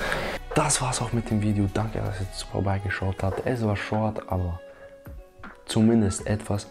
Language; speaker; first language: German; native; German